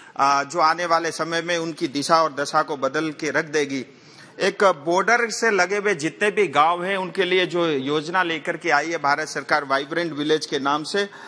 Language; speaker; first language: Hindi; non-native, local second language; Nepali